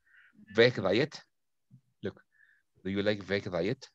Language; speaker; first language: English; non-native, fluent; Spanish